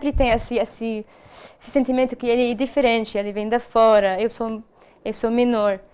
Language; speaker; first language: Portuguese; non-native, fluent; Arabic